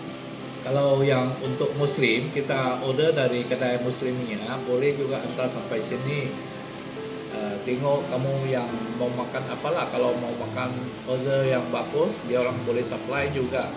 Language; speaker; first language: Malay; non-native, local second language; Hakka Chinese